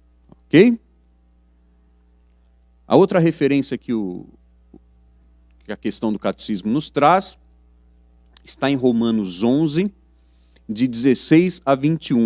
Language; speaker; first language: Portuguese; native; Portuguese